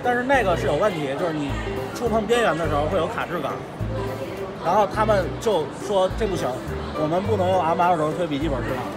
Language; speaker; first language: Chinese; native; Chinese